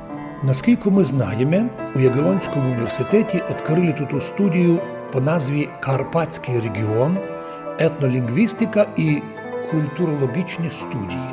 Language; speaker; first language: Ukrainian; non-native, local second language; Rusyn